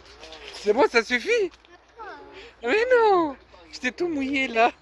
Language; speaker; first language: French; native; French